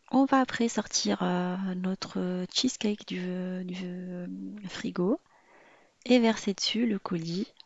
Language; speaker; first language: French; non-native, local second language; Arabic